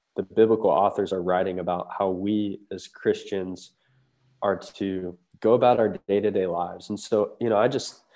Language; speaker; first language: English; native; English